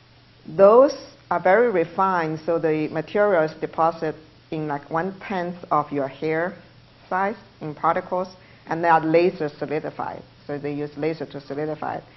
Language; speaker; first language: English; non-native, fluent; Chinese